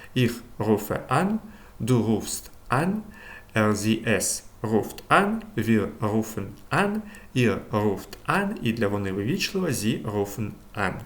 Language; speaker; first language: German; non-native, fluent; Ukrainian